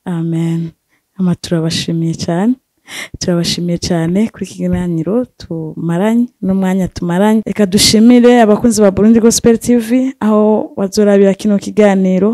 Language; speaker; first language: Rundi; native; Rundi